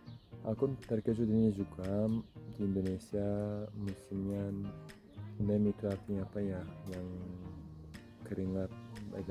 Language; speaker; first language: Indonesian; non-native, learner; Turkish